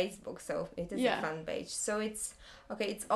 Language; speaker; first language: English; non-native, fluent; Polish